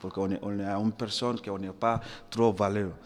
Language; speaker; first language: French; non-native, learner; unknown